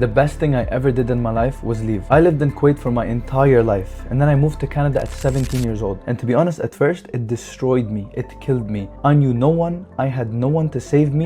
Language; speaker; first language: English; non-native, fluent; Arabic